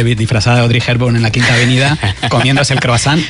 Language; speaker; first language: Spanish; native; Spanish